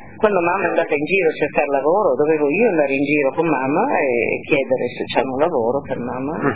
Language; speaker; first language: Italian; non-native, local second language; Venetian